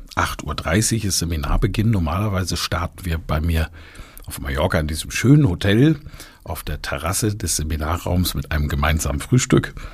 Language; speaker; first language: German; native; German